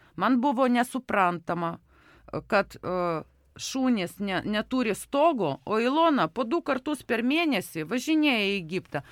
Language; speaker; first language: Lithuanian; non-native, local second language; Russian